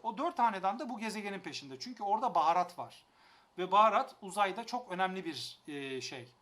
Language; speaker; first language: Turkish; native; Turkish